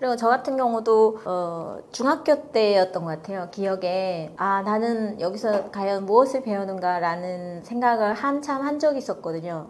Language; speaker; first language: Korean; native; Korean